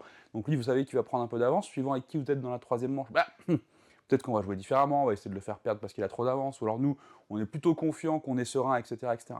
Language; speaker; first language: French; native; French